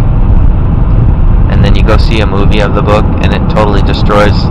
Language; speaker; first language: English; native; English